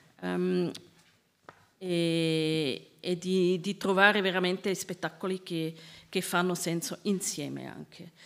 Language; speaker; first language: Italian; non-native, learner; Swiss German